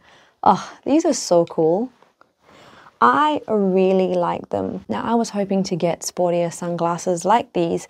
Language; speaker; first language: English; native; English